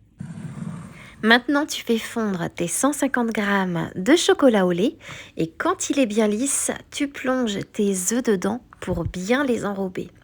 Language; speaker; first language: French; native; French